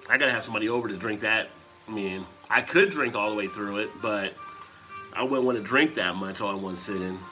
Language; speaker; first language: English; native; English